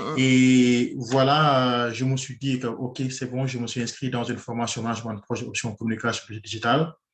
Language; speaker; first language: French; non-native, local second language; Wolof